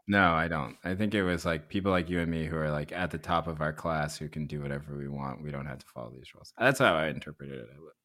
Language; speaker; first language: English; early bilingual, other home language; Korean